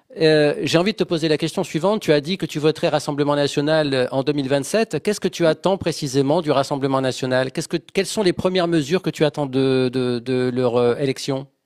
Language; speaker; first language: French; native; French